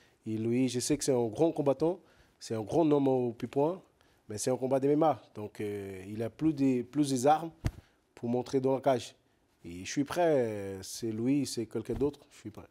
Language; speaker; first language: French; non-native, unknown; Portuguese